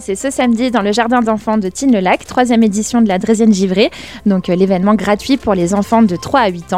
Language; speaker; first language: French; native; French